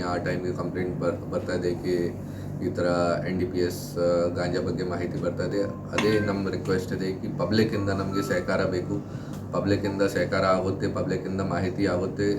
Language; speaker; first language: Kannada; non-native, fluent; Hindi